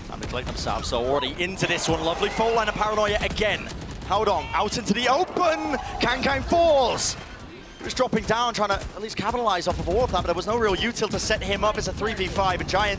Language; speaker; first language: English; native; English